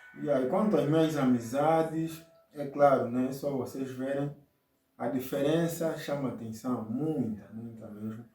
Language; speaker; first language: Portuguese; native; Portuguese